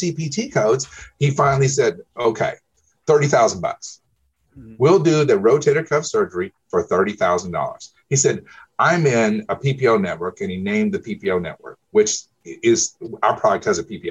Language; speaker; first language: English; native; English